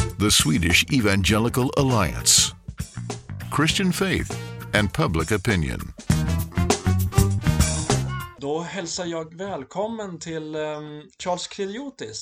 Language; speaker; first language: Swedish; native; Swedish